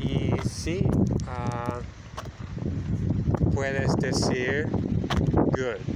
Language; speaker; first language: Spanish; non-native, fluent; English